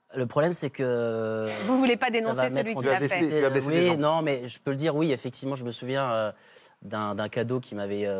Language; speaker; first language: French; native; French